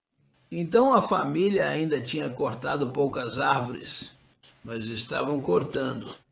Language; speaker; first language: Portuguese; non-native, fluent; English